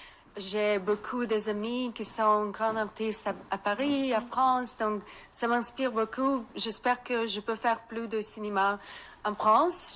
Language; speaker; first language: French; non-native, learner; Russian